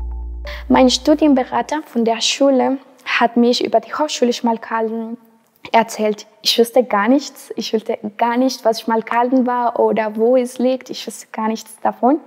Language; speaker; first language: German; non-native, fluent; Spanish